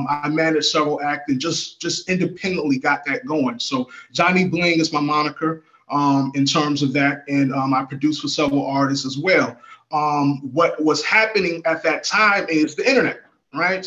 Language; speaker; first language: English; native; English